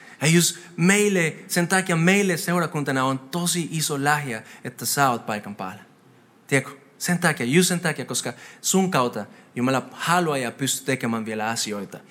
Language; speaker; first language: Finnish; non-native, fluent; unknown